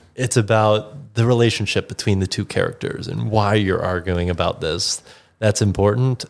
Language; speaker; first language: English; native; English